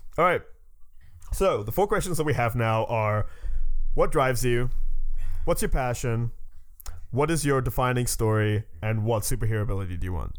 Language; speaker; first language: English; native; English